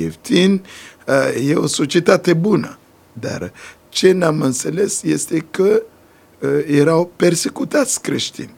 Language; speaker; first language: Romanian; non-native, fluent; Sango